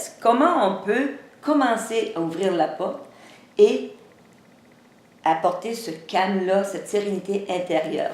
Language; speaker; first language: French; native; French